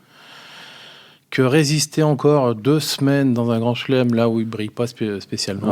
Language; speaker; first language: French; native; French